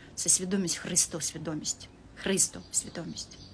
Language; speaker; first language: Ukrainian; non-native, local second language; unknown